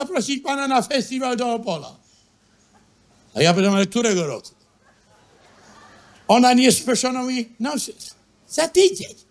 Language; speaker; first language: Polish; native; Polish